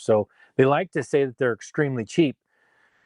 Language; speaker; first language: English; native; English